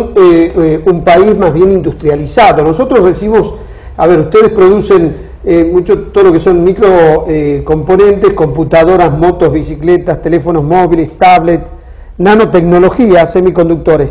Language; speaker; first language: Spanish; native; Spanish